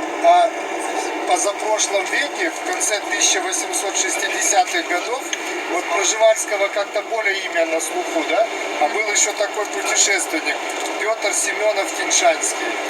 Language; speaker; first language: Russian; native; Russian